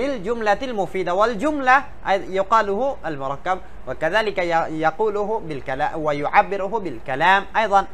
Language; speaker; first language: Arabic; non-native, fluent; Bangla